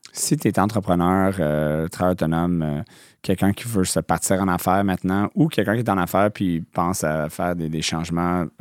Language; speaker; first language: French; non-native, local second language; English